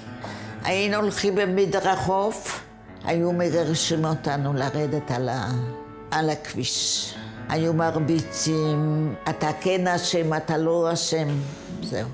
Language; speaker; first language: Hebrew; non-native, fluent; Yiddish